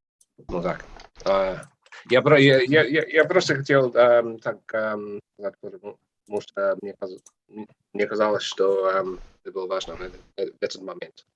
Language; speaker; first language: Russian; non-native, fluent; English